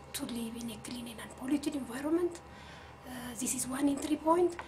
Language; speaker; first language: English; non-native, fluent; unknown